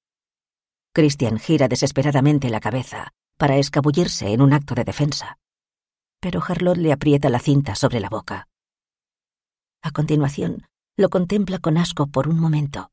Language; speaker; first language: Spanish; native; Spanish